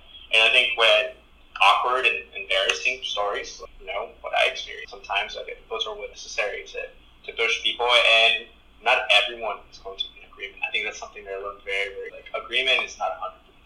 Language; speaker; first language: English; early bilingual, other home language; Spanish